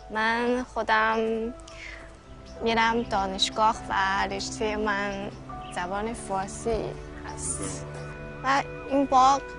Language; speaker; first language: Persian; non-native, fluent; Chinese